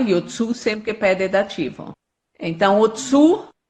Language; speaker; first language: Portuguese; non-native, fluent; German